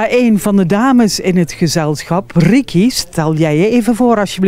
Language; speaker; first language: Dutch; native; Dutch